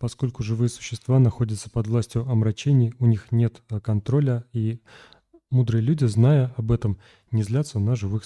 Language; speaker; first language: Russian; native; Russian